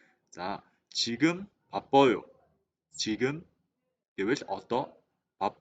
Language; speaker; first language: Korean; non-native, fluent; Mongolian